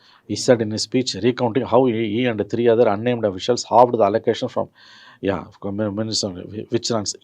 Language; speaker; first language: English; non-native, local second language; Tamil